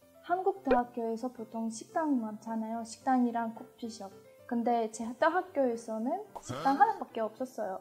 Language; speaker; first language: Korean; non-native, fluent; Russian